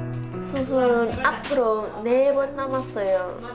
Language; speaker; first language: Korean; non-native, learner; Vietnamese